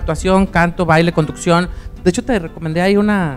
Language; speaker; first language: Spanish; native; Spanish